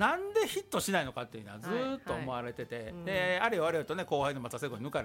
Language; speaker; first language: Japanese; native; Japanese